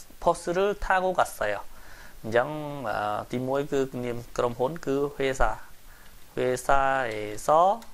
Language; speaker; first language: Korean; non-native, fluent; Khmer